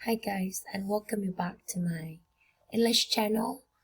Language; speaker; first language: English; non-native, fluent; Vietnamese